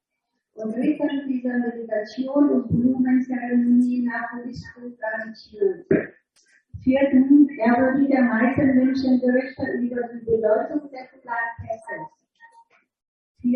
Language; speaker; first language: German; non-native, learner; Vietnamese